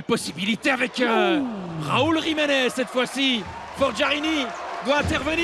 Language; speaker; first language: French; native; French